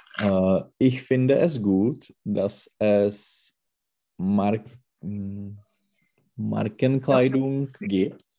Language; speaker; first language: German; non-native, learner; Czech